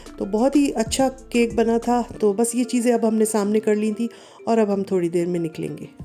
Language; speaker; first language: Urdu; native; Urdu